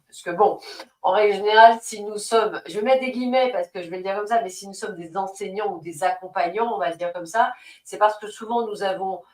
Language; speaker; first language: French; native; French